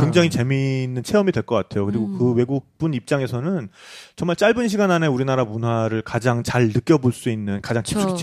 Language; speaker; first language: Korean; native; Korean